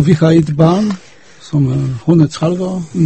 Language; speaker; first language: Danish; non-native, fluent; Polish